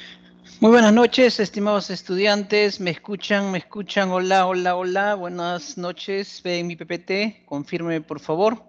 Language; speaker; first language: Spanish; native; Spanish